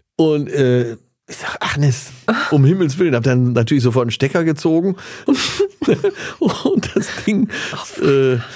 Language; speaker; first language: German; native; German